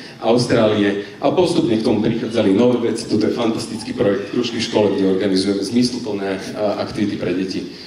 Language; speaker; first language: Slovak; native; Slovak